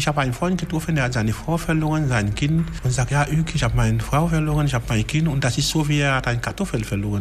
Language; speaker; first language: German; non-native, fluent; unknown